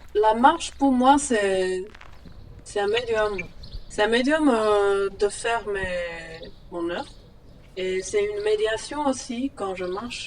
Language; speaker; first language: French; non-native, fluent; Chinese